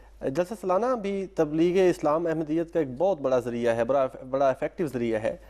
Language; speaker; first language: Urdu; native; Urdu